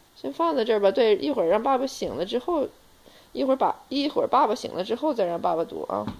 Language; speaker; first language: Chinese; native; Chinese